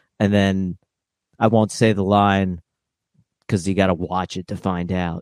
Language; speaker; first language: English; early bilingual, other home language; Russian